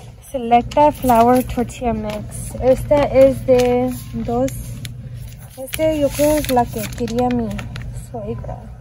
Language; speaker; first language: Spanish; early bilingual, other home language; English